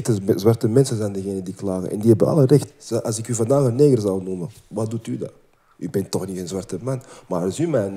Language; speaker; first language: Dutch; early bilingual, other home language; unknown